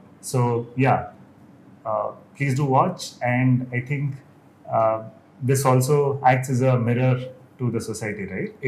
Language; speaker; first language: English; non-native, local second language; Kannada